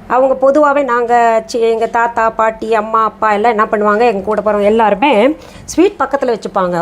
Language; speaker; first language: Tamil; non-native, fluent; Hindi